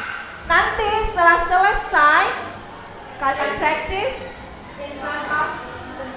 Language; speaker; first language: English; non-native, fluent; Indonesian